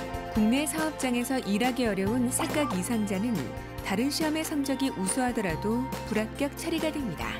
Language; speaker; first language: Korean; native; Korean